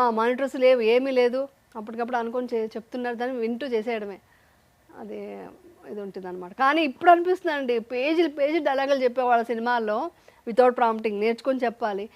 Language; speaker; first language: Telugu; native; Telugu